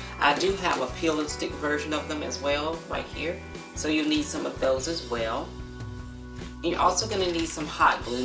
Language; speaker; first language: English; native; English